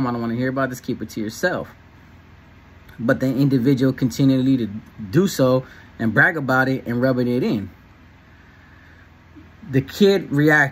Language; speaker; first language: English; native; English